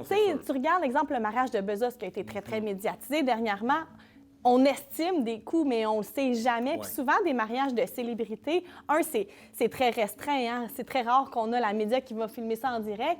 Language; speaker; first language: French; native; French